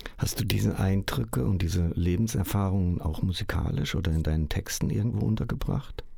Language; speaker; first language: German; native; German